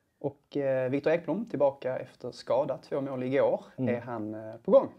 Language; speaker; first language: Swedish; native; Swedish